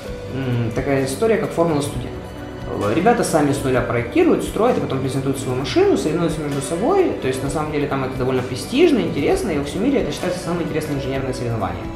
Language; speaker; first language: Russian; non-native, local second language; Ukrainian